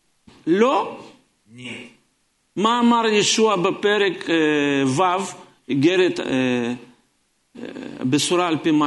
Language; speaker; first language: Hebrew; non-native, fluent; Russian